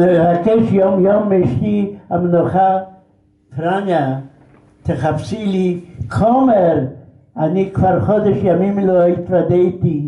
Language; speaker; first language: Hebrew; non-native, fluent; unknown